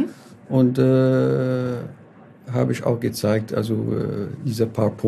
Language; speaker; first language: German; non-native, fluent; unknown